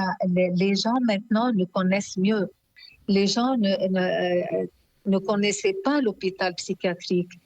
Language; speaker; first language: French; non-native, local second language; Arabic